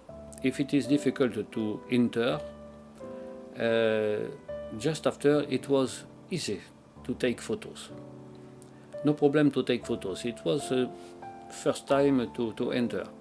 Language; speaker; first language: English; non-native, learner; French